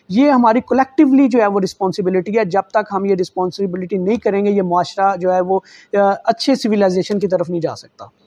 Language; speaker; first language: Urdu; non-native, local second language; Saraiki